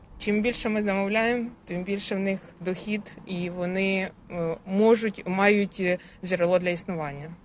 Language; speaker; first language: Ukrainian; native; Ukrainian